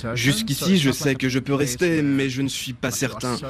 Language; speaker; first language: French; non-native, fluent; Arabic